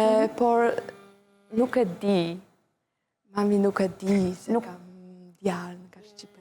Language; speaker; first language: Albanian; non-native, learner; Polish